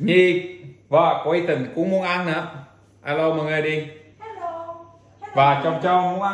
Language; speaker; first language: Vietnamese; non-native, fluent; English